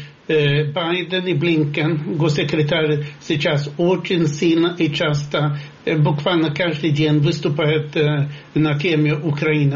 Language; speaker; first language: Russian; non-native, fluent; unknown